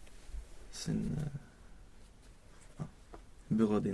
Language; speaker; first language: French; non-native, learner; Swedish